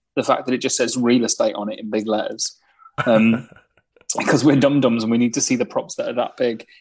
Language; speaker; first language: English; native; English